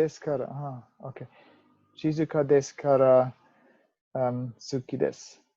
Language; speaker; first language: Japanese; non-native, learner; English